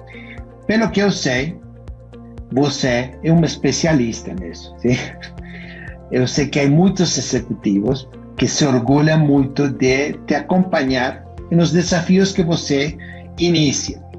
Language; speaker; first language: Portuguese; non-native, fluent; Spanish